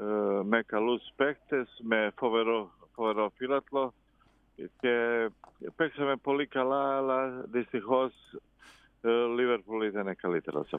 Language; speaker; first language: Greek; non-native, fluent; Croatian